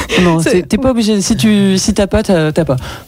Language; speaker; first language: French; native; French